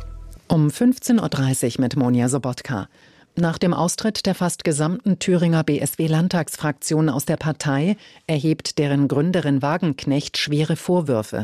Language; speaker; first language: German; native; German